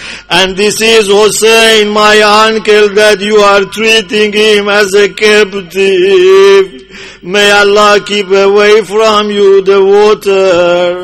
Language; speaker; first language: English; non-native, fluent; Persian